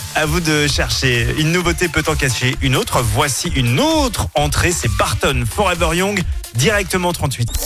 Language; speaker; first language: French; native; French